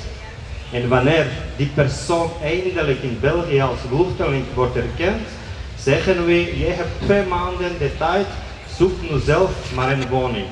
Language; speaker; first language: Dutch; non-native, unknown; Georgian